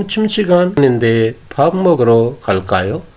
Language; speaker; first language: Korean; non-native, fluent; Urdu